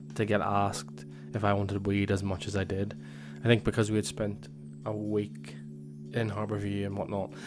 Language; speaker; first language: English; native; English